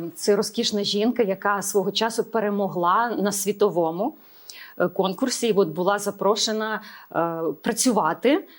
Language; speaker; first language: Ukrainian; native; Ukrainian